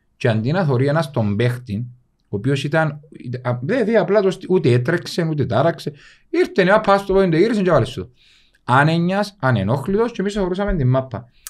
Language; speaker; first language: Greek; native; Greek